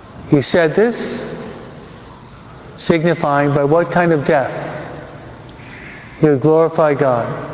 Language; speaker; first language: English; native; English